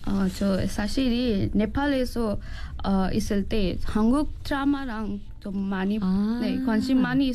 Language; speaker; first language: Korean; non-native, learner; Nepali